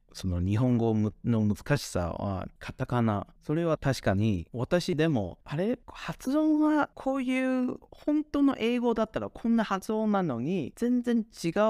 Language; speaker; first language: Japanese; non-native, fluent; Chinese